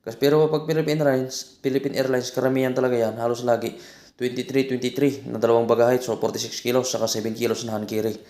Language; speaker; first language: Filipino; native; Filipino